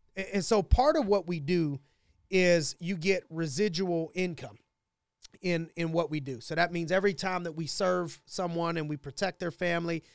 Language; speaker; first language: English; native; English